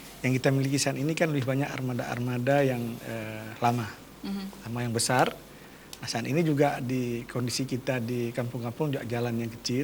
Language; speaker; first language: Malay; native; Malay